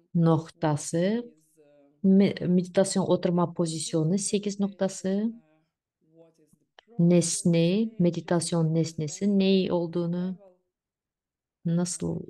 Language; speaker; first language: Turkish; non-native, fluent; Russian